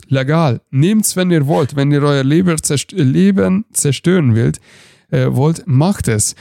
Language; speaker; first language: German; non-native, fluent; Hungarian